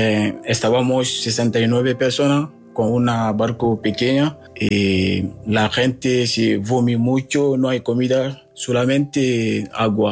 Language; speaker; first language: Spanish; non-native, learner; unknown